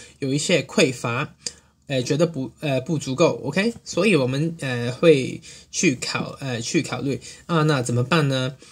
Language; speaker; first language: Chinese; non-native, local second language; Cantonese